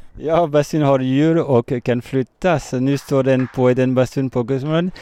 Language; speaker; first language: Swedish; non-native, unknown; French